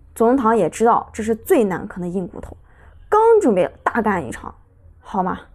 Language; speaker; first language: Chinese; native; Chinese